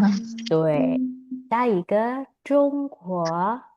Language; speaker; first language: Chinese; non-native, fluent; Indonesian